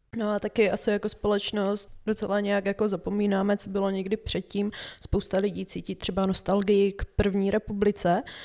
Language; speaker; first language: Czech; native; Czech